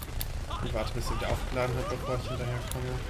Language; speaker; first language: German; native; German